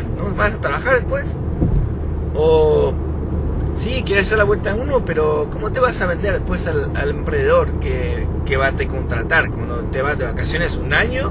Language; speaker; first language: Spanish; non-native, fluent; French